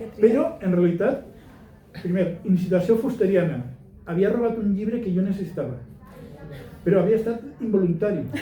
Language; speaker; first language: Catalan; non-native, local second language; Spanish